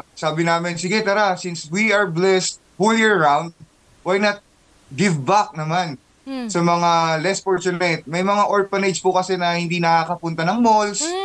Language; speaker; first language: Filipino; native; Filipino